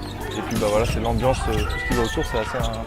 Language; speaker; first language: French; native; French